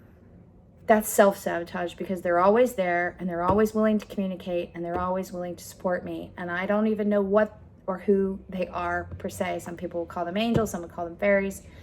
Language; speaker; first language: English; native; English